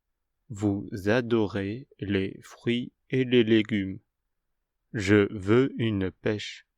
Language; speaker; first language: French; non-native, fluent; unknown